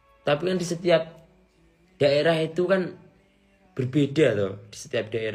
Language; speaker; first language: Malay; non-native, local second language; Javanese